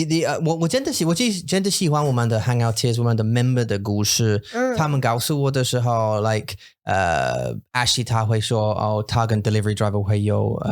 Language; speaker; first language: Chinese; non-native, learner; English